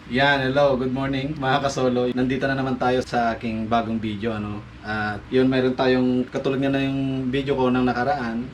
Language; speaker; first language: Filipino; non-native, local second language; Iloko